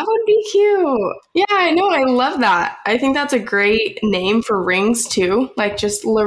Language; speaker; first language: English; native; English